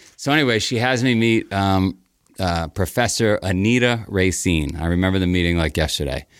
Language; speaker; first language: English; native; English